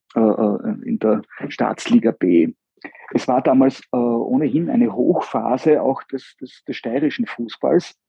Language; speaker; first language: German; native; German